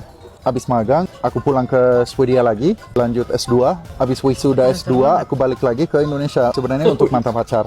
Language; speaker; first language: Indonesian; non-native, fluent; Swedish